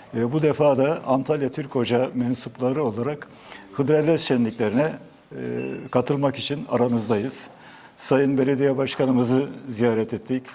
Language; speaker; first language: Turkish; native; Turkish